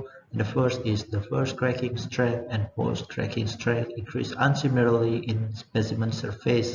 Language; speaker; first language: English; non-native, learner; Indonesian